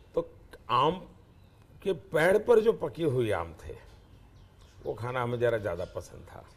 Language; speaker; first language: Hindi; non-native, local second language; Gujarati